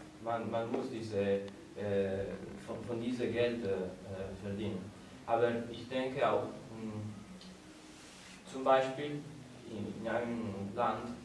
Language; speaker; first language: German; non-native, learner; Italian